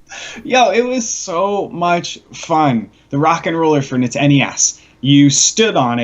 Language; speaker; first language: English; native; English